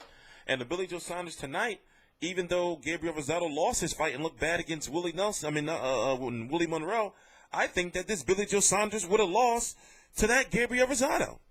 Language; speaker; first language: English; native; English